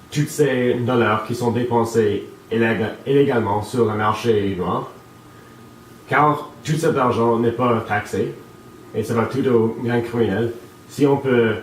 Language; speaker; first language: French; non-native, local second language; English